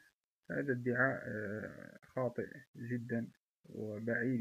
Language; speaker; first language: Arabic; native; Arabic